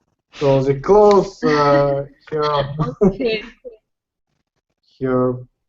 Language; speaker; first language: English; non-native, learner; Russian